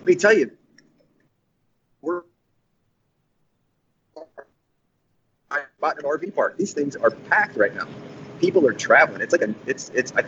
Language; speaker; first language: English; native; English